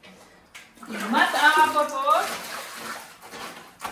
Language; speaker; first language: Spanish; non-native, learner; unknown